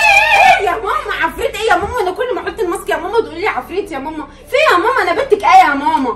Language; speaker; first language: Arabic; native; Arabic